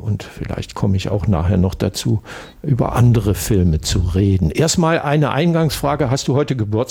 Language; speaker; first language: German; native; German